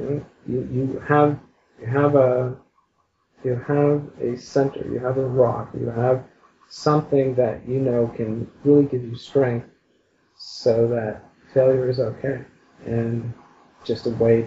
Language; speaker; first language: English; native; English